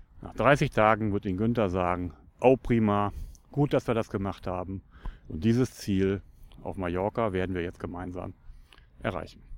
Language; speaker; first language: German; native; German